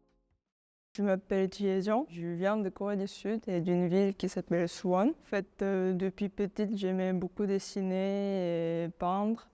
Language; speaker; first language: French; non-native, fluent; Korean